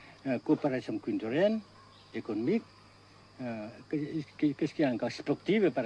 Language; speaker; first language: French; non-native, fluent; Vietnamese